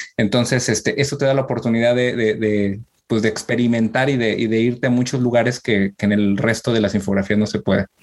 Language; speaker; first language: Spanish; native; Spanish